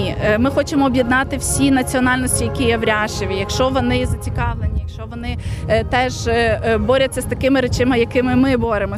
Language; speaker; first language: Ukrainian; native; Ukrainian